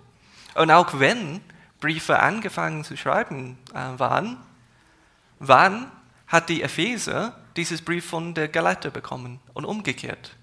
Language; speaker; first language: German; non-native, fluent; English